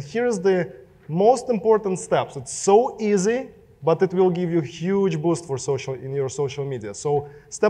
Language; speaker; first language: English; non-native, fluent; Russian